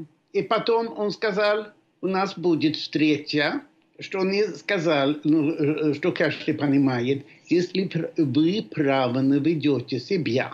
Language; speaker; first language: Russian; non-native, fluent; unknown